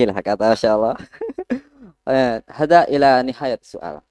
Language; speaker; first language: Arabic; non-native, learner; Indonesian